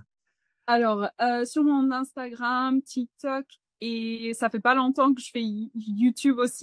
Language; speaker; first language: French; non-native, fluent; English